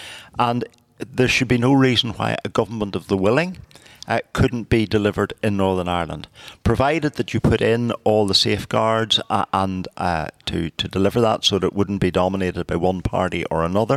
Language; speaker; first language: English; native; English